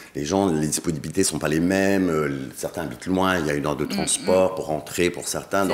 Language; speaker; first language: French; native; French